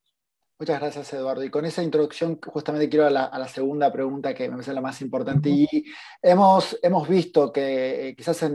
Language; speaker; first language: Spanish; native; Spanish